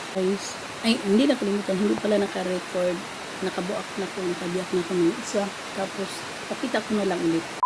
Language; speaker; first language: Filipino; non-native, local second language; Cebuano